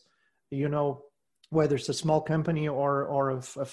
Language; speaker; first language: English; non-native, fluent; Portuguese